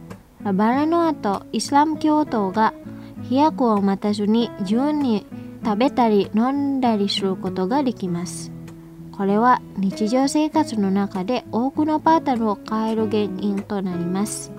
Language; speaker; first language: Japanese; non-native, fluent; Indonesian